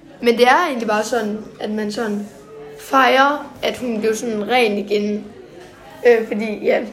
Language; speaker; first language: Danish; native; Danish